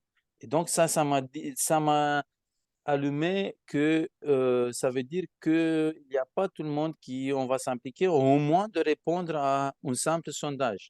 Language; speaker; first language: French; non-native, fluent; Romanian